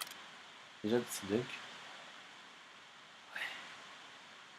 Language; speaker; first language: French; native; French